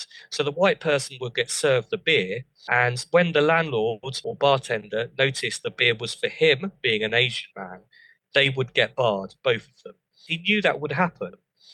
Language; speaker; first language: English; native; English